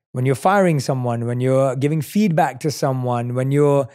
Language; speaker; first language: English; native; English